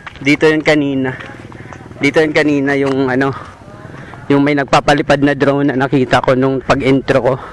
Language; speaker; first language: Filipino; native; Filipino